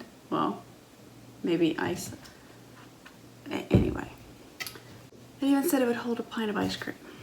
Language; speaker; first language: English; native; English